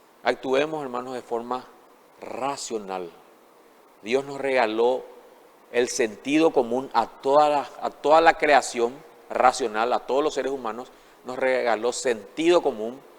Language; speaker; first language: Spanish; native; Spanish